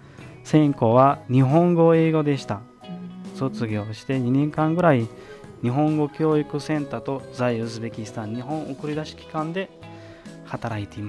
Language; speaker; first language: Japanese; non-native, fluent; Uzbek